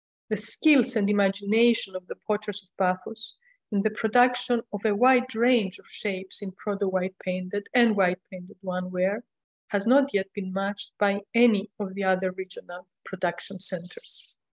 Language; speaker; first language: English; non-native, fluent; Greek